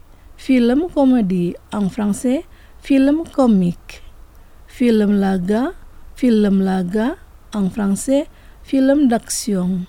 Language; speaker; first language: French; non-native, fluent; Indonesian